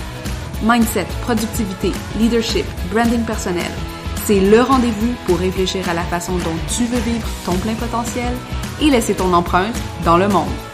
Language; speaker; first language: French; native; French